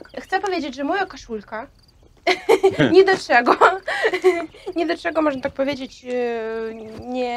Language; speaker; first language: Polish; non-native, fluent; Russian